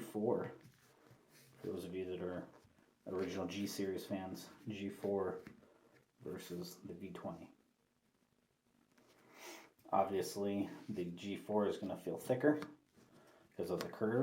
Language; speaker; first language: English; native; English